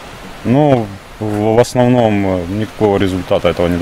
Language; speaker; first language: Russian; native; Russian